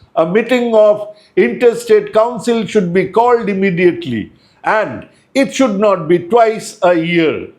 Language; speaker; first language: English; non-native, local second language; Bangla